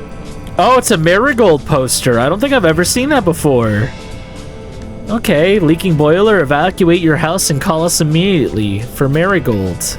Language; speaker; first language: English; native; English